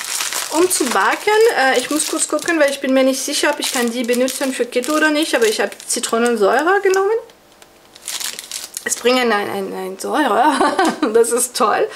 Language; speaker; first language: German; non-native, fluent; French